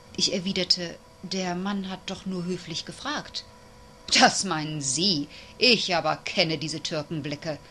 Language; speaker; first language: German; native; German